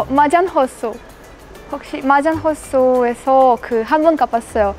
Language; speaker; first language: Korean; non-native, learner; Russian